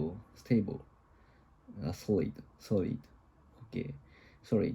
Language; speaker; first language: English; non-native, learner; Japanese